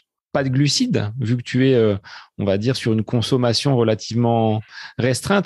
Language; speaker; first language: French; native; French